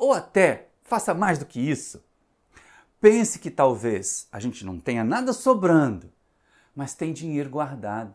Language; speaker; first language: Portuguese; native; Portuguese